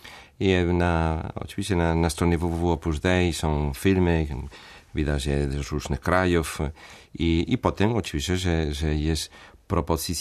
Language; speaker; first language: Polish; non-native, fluent; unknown